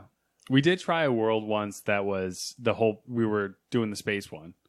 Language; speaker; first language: English; native; English